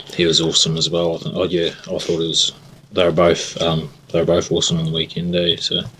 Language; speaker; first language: English; native; English